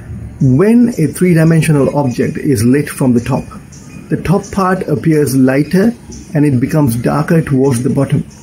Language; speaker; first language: English; non-native, local second language; Sinhala